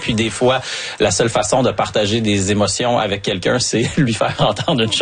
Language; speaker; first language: French; native; French